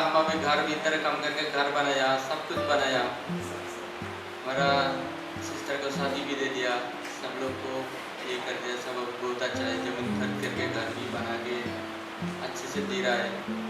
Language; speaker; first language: Hindi; non-native, local second language; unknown